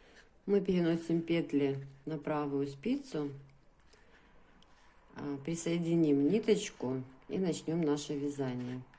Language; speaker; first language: Russian; native; Russian